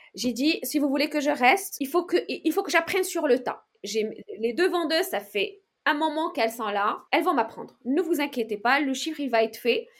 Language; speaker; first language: French; non-native, local second language; Arabic